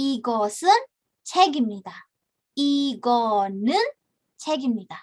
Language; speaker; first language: Korean; non-native, fluent; Indonesian